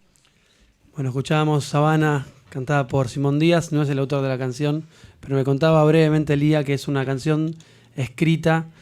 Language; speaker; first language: Spanish; native; Spanish